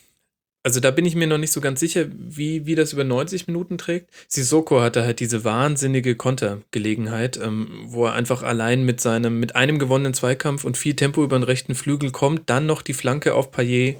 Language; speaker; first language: German; native; German